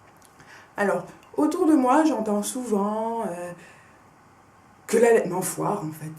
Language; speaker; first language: French; native; French